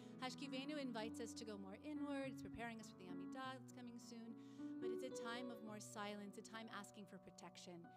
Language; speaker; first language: English; native; English